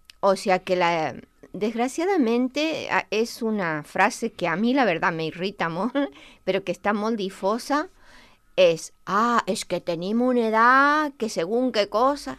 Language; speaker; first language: Catalan; non-native, local second language; Spanish